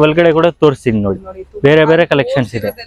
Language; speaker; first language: Kannada; non-native, local second language; Urdu